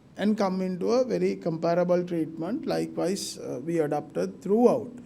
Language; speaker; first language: English; non-native, local second language; Sinhala